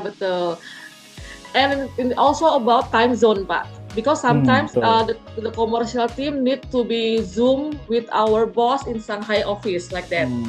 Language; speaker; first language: English; non-native, fluent; Indonesian